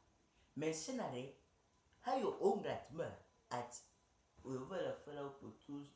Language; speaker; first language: Swedish; early bilingual, other home language; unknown